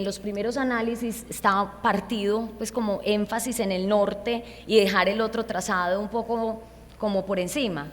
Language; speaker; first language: Spanish; native; Spanish